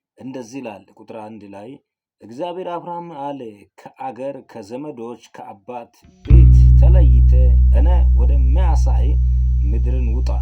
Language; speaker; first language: Amharic; non-native, local second language; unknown